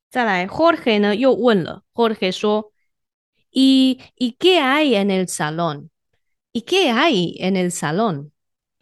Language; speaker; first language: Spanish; non-native, fluent; Chinese